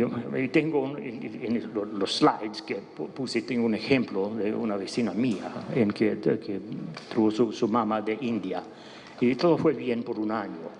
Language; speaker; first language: Spanish; non-native, fluent; English